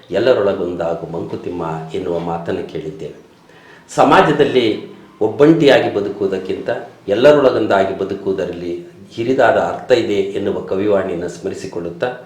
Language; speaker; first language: Kannada; native; Kannada